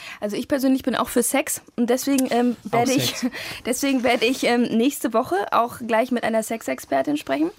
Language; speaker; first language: German; native; German